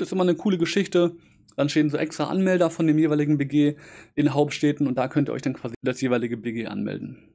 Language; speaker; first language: German; native; German